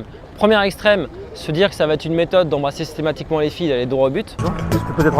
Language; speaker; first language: French; native; French